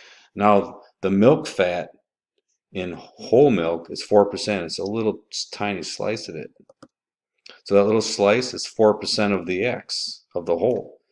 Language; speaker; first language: English; native; English